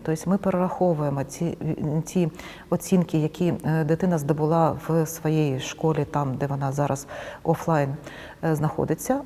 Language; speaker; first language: Ukrainian; non-native, local second language; Russian